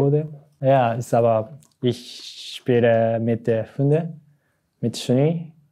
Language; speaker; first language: German; non-native, learner; Japanese